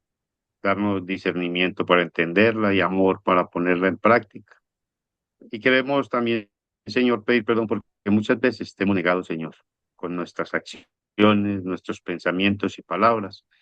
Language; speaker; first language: Spanish; native; Spanish